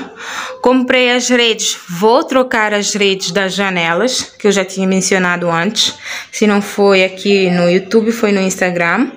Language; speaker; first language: Portuguese; non-native, local second language; Kabuverdianu